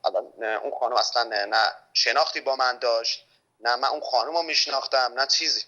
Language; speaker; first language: Persian; native; Persian